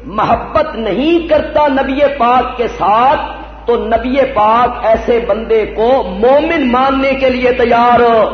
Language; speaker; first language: Urdu; non-native, local second language; Punjabi